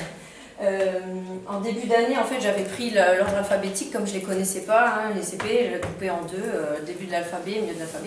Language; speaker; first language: French; native; French